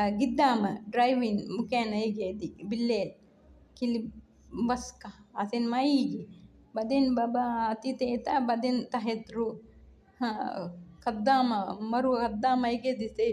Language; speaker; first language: Arabic; non-native, learner; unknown